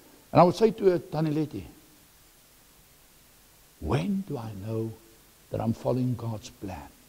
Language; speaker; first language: English; non-native, local second language; Afrikaans